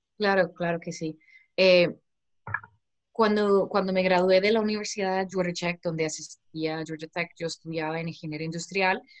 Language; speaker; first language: Spanish; non-native, fluent; English